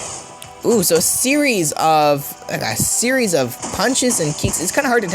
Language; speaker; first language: English; native; English